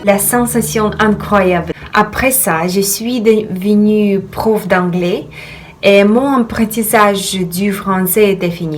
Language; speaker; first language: French; non-native, fluent; Russian